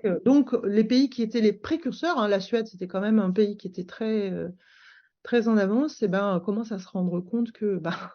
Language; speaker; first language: French; native; French